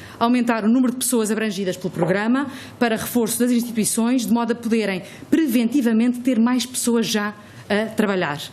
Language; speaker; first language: Portuguese; native; Portuguese